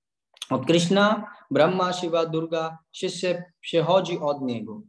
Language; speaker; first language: Polish; non-native, learner; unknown